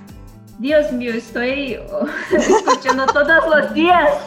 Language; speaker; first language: Spanish; non-native, learner; Portuguese